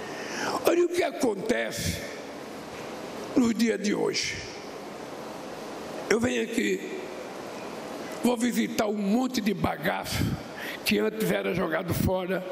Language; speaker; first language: Portuguese; native; Portuguese